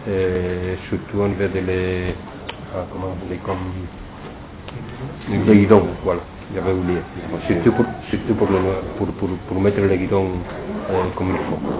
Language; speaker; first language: French; non-native, fluent; Spanish